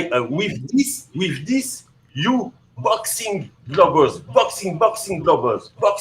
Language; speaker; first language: English; non-native, learner; French